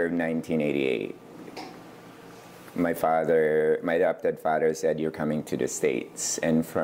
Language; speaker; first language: English; non-native, local second language; Iloko